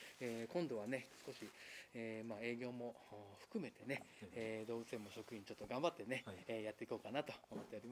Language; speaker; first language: Japanese; native; Japanese